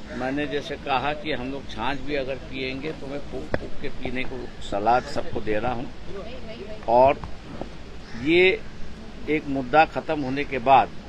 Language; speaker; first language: Hindi; non-native, local second language; Marathi